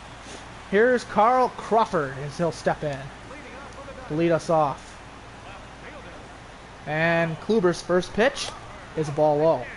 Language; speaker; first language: English; native; English